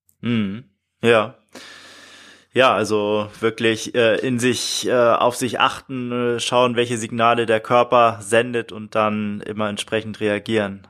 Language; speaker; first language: German; native; German